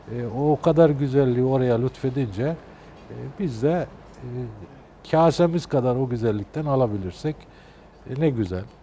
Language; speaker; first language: Turkish; native; Turkish